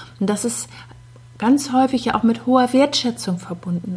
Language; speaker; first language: German; native; German